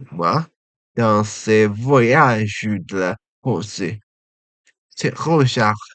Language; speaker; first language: French; non-native, learner; Japanese